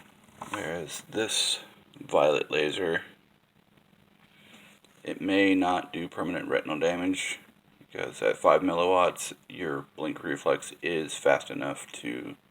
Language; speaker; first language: English; native; English